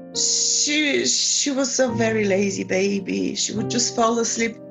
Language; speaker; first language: English; non-native, fluent; Bulgarian